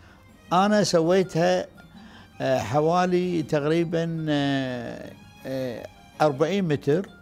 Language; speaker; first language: Arabic; native; Arabic